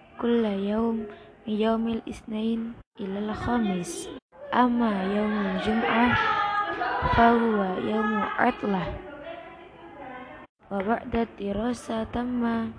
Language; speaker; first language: Arabic; non-native, learner; Indonesian